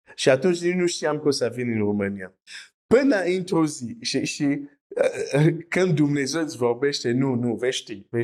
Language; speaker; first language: Romanian; non-native, fluent; French